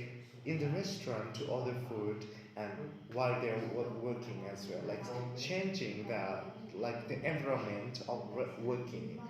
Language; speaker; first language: English; non-native, learner; Thai